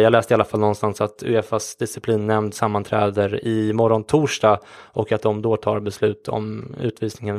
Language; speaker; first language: Swedish; native; Swedish